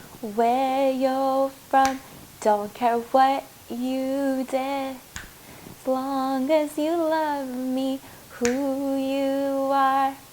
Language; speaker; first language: English; native; English